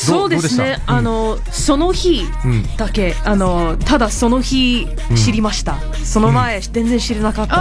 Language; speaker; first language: Japanese; non-native, learner; English